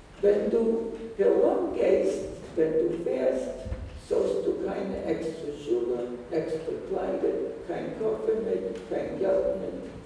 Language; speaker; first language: German; non-native, fluent; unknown